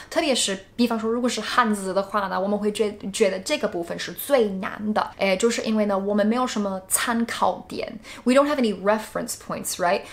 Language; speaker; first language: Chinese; non-native, fluent; English